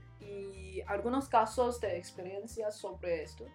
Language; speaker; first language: Spanish; non-native, learner; Chinese